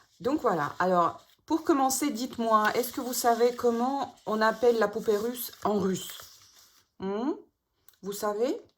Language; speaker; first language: French; non-native, fluent; Russian